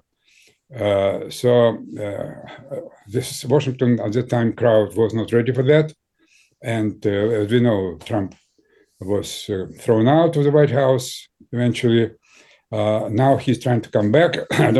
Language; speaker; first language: English; non-native, fluent; Ukrainian